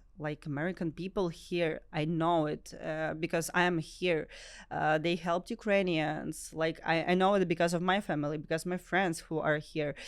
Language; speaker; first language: English; non-native, learner; Ukrainian